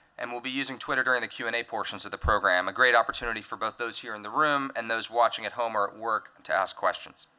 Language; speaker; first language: English; native; English